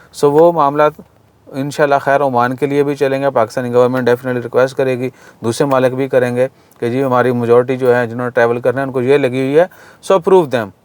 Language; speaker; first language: Urdu; non-native, local second language; Punjabi